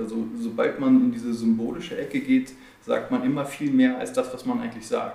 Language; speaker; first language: German; native; German